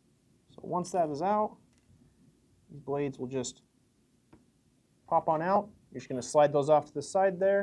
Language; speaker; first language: English; native; English